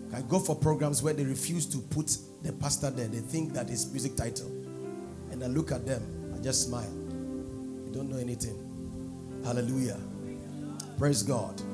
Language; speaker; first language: English; non-native, local second language; Akan